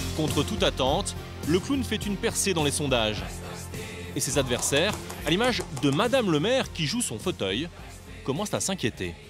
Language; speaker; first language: French; native; French